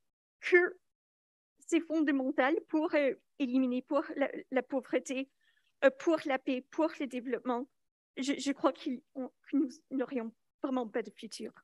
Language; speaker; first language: French; non-native, local second language; English